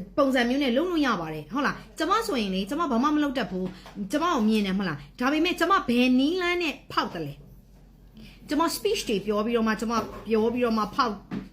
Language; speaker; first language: Burmese; native; Burmese